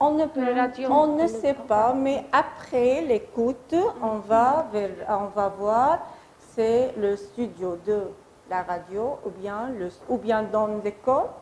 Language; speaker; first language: French; non-native, fluent; Arabic